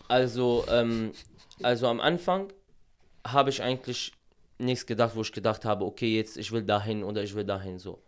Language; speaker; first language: German; non-native, fluent; Arabic